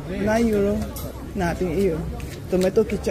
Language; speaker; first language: English; non-native, learner; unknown